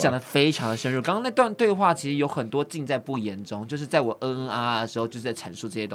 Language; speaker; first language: Chinese; native; Chinese